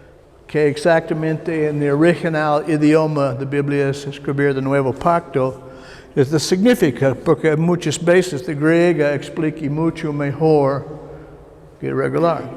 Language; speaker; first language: Spanish; non-native, learner; English